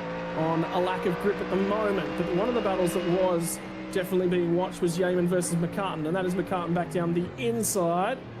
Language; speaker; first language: English; native; English